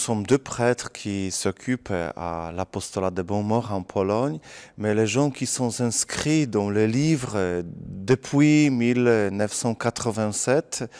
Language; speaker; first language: French; non-native, fluent; Polish